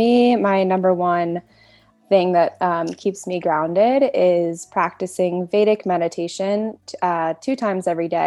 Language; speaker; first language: English; native; English